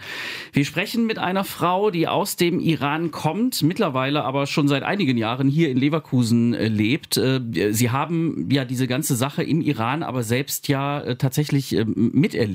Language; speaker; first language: German; native; German